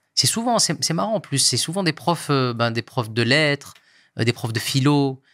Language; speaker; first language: French; native; French